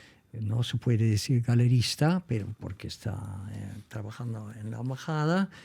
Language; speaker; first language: Spanish; non-native, fluent; Dutch